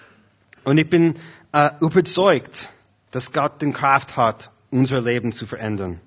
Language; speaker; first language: German; non-native, fluent; English